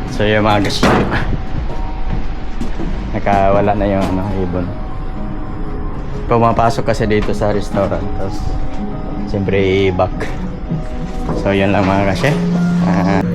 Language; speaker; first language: Filipino; non-native, local second language; Hiligaynon